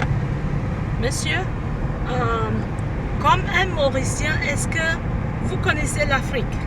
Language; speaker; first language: French; non-native, fluent; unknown